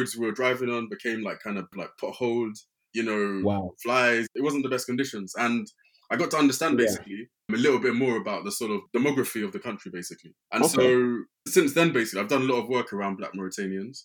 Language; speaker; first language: English; native; English